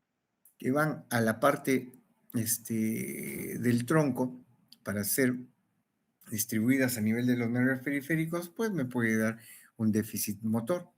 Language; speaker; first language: Spanish; native; Spanish